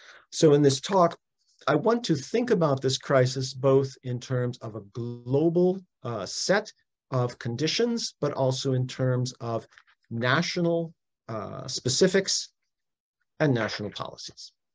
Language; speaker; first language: English; native; English